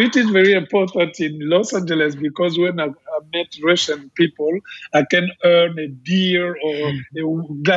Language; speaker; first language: English; non-native, fluent; French